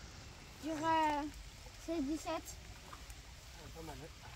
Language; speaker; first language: French; native; French